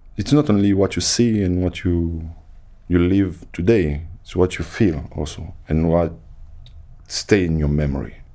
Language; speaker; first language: English; non-native, fluent; French